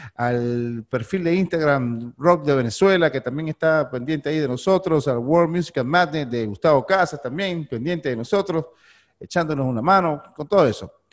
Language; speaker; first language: Spanish; native; Spanish